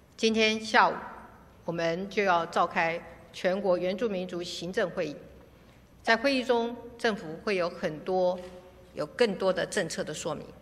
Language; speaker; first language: Chinese; native; Chinese